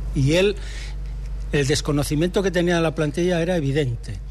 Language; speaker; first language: Spanish; native; Spanish